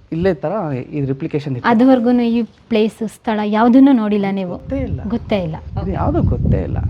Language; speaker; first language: Kannada; native; Kannada